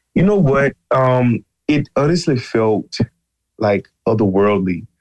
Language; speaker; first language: English; native; English